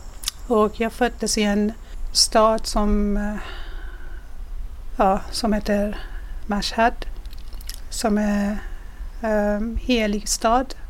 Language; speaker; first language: Swedish; non-native, fluent; Persian